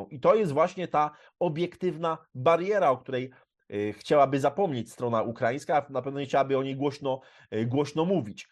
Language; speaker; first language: Polish; native; Polish